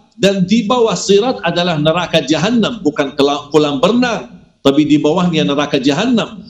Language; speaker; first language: Malay; non-native, fluent; Arabic